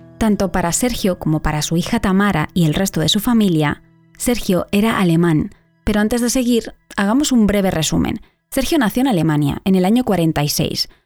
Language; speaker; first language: Spanish; native; Spanish